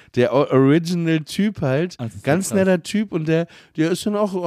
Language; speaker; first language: German; native; German